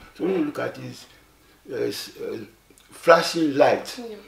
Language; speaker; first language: English; non-native, local second language; Ewe